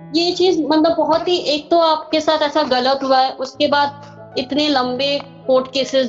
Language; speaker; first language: Hindi; native; Hindi